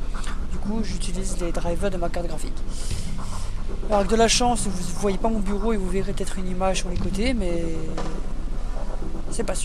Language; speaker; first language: French; native; French